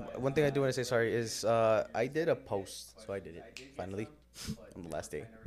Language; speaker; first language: English; early bilingual, other home language; Spanish